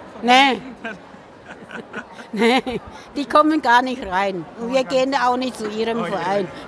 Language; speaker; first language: German; non-native, fluent; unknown